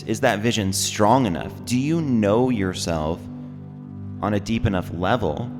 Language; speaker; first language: English; native; English